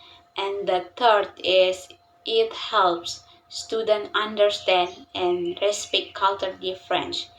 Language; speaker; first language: English; non-native, learner; Indonesian